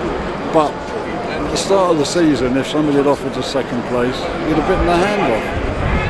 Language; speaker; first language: English; native; English